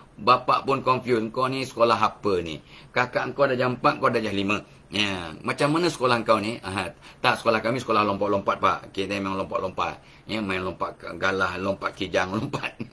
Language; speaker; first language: Malay; native; Malay